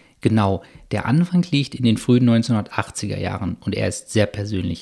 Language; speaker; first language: German; native; German